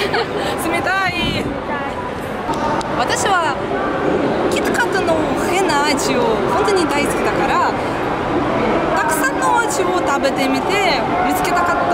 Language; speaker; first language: Japanese; non-native, learner; Russian